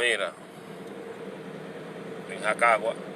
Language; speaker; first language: Spanish; non-native, learner; Haitian Creole